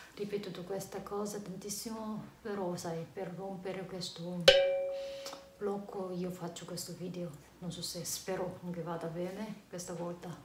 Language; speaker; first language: Italian; non-native, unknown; Korean